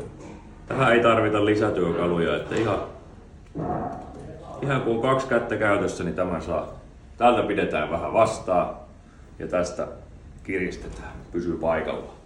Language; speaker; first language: Finnish; native; Finnish